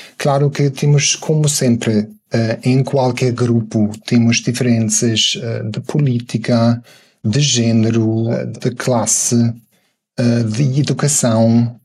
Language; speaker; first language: Portuguese; non-native, fluent; German